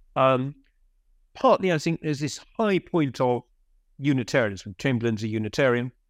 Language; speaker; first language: English; native; English